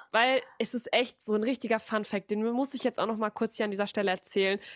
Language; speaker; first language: German; native; German